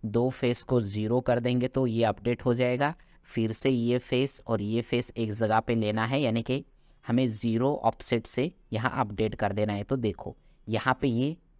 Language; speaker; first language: Hindi; non-native, local second language; Marathi